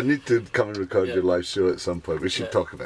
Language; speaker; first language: English; native; English